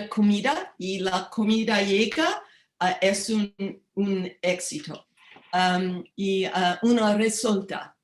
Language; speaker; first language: Spanish; non-native, learner; English